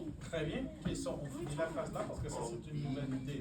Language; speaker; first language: French; non-native, local second language; English